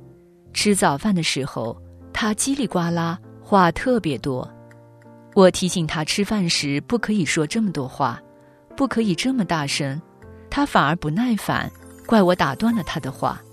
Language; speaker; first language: Chinese; native; Chinese